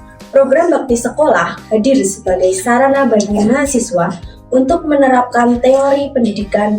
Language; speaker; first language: Indonesian; native; Indonesian